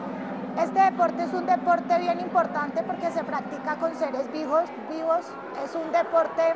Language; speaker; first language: Spanish; native; Spanish